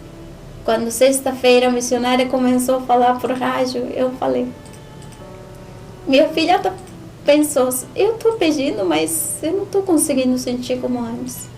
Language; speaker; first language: Portuguese; non-native, learner; Spanish